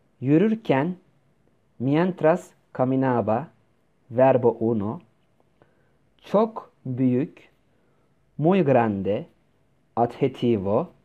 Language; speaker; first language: Spanish; non-native, fluent; Turkish